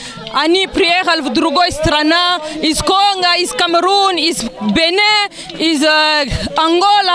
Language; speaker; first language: Russian; non-native, learner; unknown